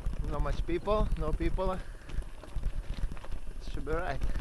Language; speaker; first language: English; non-native, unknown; Lithuanian